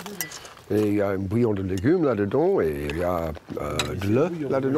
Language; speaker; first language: French; non-native, fluent; English